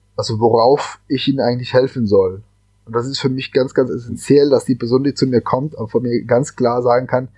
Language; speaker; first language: German; non-native, fluent; Spanish